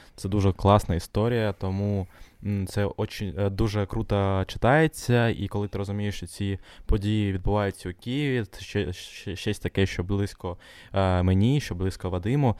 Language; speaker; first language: Ukrainian; non-native, local second language; Russian